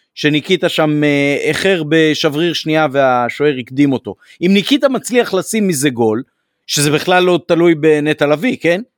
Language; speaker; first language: Hebrew; native; Hebrew